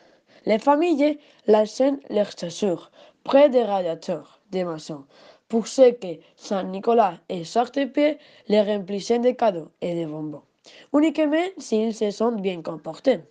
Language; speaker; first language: French; non-native, learner; Spanish